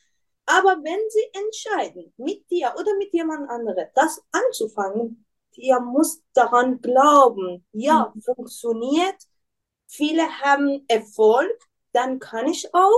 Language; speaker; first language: German; non-native, learner; Persian